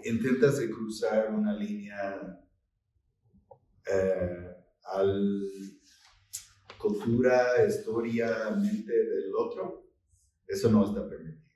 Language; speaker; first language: Spanish; non-native, fluent; English